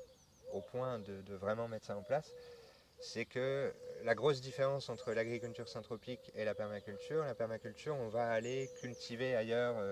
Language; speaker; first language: French; native; French